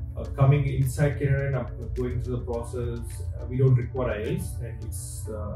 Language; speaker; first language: English; non-native, local second language; Telugu